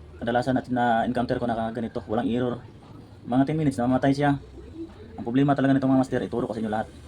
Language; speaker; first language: Filipino; non-native, local second language; Cebuano